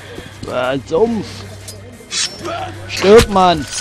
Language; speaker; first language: German; native; German